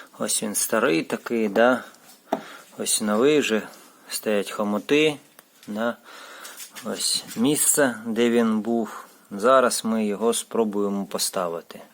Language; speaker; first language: Ukrainian; non-native, local second language; Russian